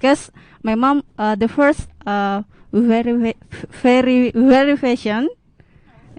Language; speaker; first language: English; non-native, learner; Indonesian